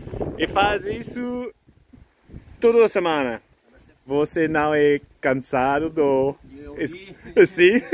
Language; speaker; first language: Portuguese; non-native, learner; French